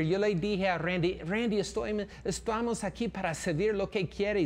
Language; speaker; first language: Spanish; non-native, fluent; English